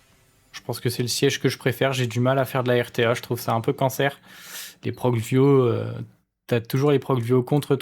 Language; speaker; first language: French; native; French